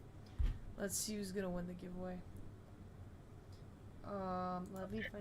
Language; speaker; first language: English; native; English